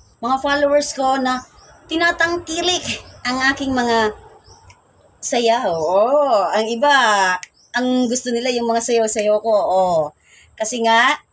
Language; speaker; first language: Filipino; native; Filipino